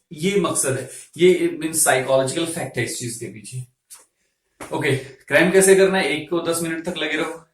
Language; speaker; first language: Hindi; native; Hindi